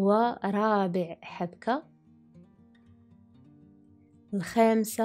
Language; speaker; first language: Arabic; native; Arabic